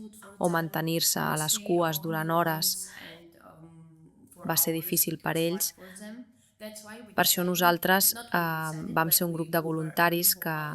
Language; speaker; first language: Catalan; non-native, fluent; Armenian